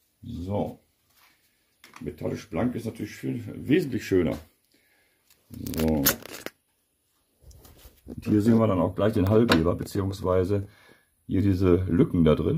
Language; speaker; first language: German; native; German